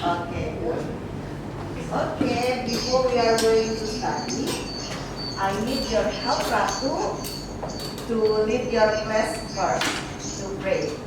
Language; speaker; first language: English; non-native, local second language; Indonesian